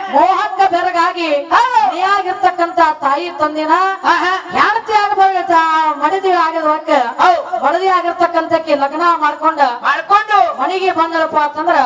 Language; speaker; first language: Kannada; native; Kannada